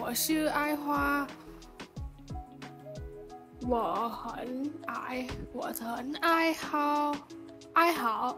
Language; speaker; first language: Chinese; non-native, learner; Vietnamese